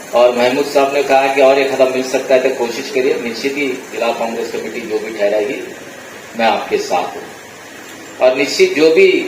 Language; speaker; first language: Hindi; non-native, local second language; Marathi